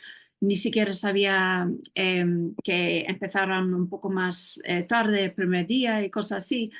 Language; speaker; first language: Spanish; non-native, fluent; English